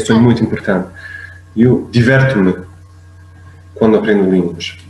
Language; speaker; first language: Portuguese; non-native, fluent; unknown